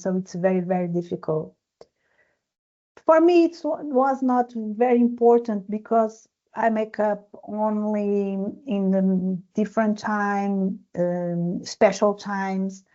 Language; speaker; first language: English; non-native, learner; Portuguese